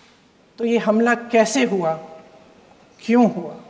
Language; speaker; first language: Hindi; native; Hindi